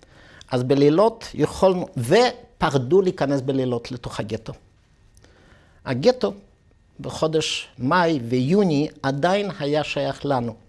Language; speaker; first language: Hebrew; non-native, fluent; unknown